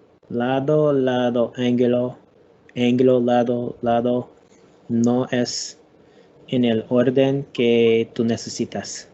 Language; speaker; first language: Spanish; non-native, learner; English